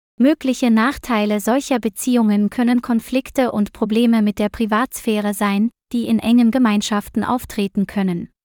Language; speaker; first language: German; non-native, learner; Vietnamese